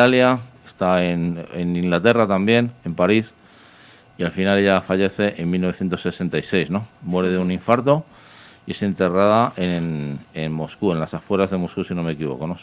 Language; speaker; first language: Spanish; native; Spanish